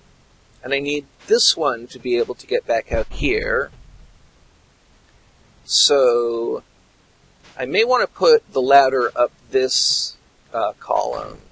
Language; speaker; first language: English; native; English